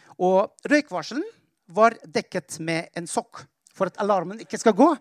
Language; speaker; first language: Norwegian; non-native, fluent; Persian